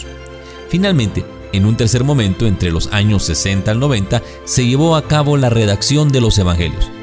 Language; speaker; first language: Spanish; native; Spanish